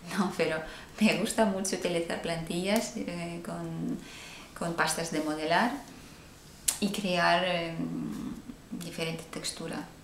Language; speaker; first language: Spanish; non-native, fluent; Russian